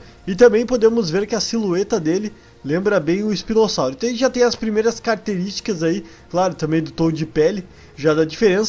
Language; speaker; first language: Portuguese; native; Portuguese